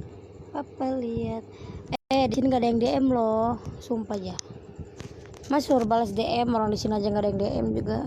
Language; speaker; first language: Indonesian; native; Indonesian